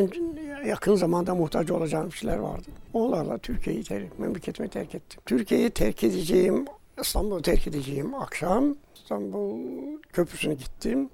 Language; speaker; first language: Turkish; native; Turkish